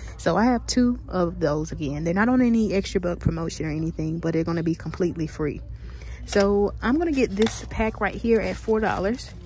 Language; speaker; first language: English; native; English